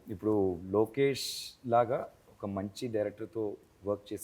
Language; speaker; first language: Telugu; non-native, learner; Tamil